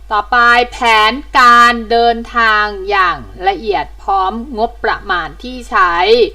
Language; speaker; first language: Thai; native; Thai